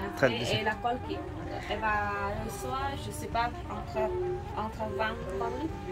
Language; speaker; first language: French; non-native, learner; Khmer